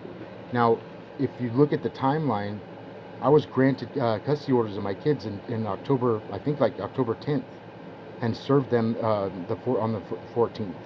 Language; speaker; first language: English; native; English